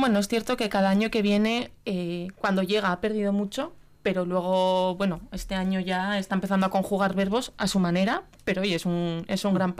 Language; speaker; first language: Spanish; native; Spanish